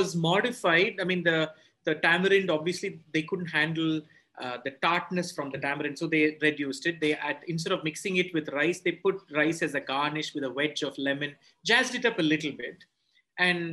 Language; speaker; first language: English; non-native, local second language; Tamil